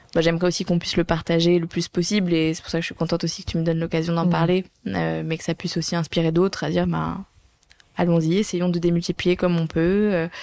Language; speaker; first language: French; native; French